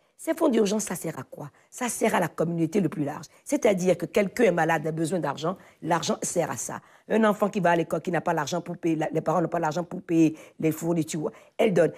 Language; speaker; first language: French; non-native, local second language; Fon